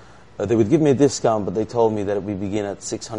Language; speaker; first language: English; native; English